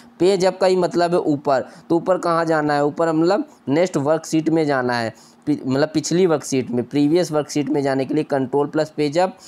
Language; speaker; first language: Hindi; native; Hindi